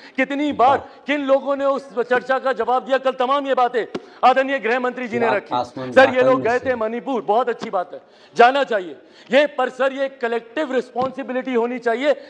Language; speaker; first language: Hindi; native; Hindi